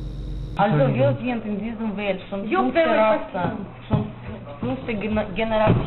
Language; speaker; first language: German; non-native, learner; Russian